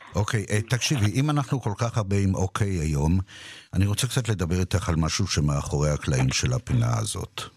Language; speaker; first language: Hebrew; native; Hebrew